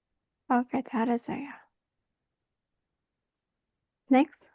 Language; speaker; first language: Korean; non-native, fluent; Indonesian